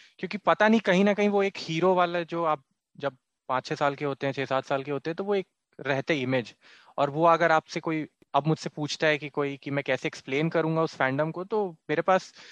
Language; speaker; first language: Hindi; native; Hindi